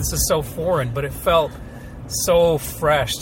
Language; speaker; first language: English; early bilingual, other home language; Ukrainian